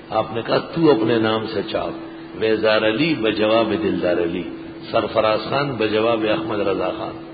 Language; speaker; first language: Urdu; non-native, local second language; Pashto